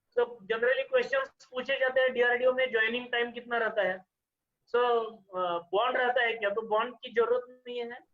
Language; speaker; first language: Hindi; non-native, local second language; Marathi